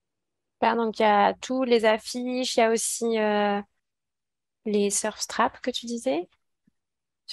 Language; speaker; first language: French; native; French